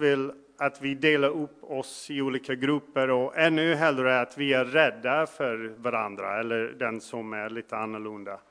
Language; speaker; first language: Swedish; non-native, fluent; English